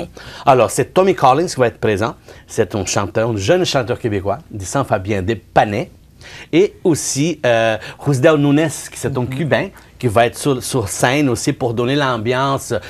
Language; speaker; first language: French; non-native, fluent; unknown